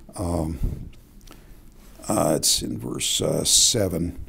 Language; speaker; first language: English; native; English